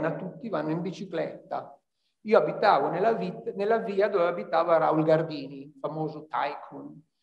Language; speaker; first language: Italian; native; Italian